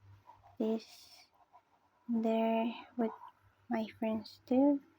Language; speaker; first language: English; non-native, learner; Indonesian